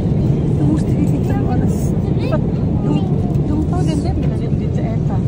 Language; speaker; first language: Swedish; non-native, learner; Cebuano